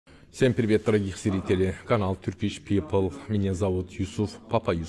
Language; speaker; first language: Russian; non-native, learner; Turkish